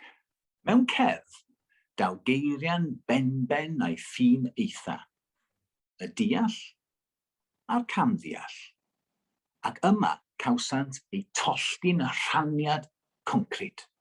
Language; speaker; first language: Welsh; native; Welsh